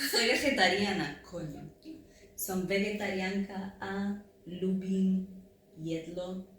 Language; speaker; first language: Slovak; non-native, learner; Spanish